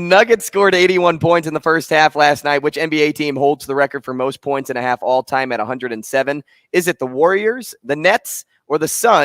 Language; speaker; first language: English; native; English